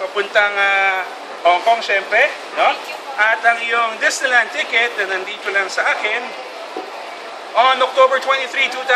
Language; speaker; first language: Filipino; native; Filipino